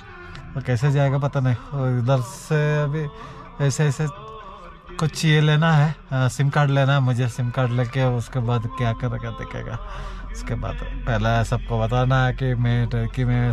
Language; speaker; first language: Hindi; non-native, local second language; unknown